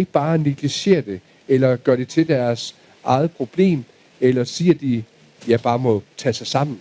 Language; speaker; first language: Danish; native; Danish